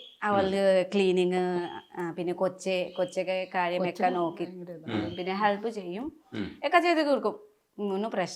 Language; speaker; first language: Malayalam; non-native, learner; Nepali